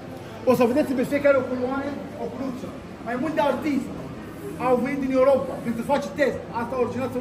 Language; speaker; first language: Romanian; non-native, learner; Arabic